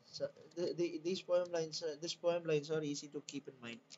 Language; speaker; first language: English; non-native, local second language; Tamil